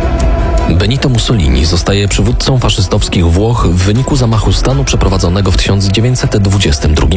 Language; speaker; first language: Polish; native; Polish